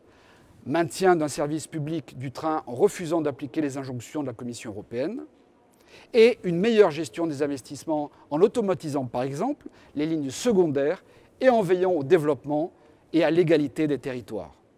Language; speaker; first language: French; native; French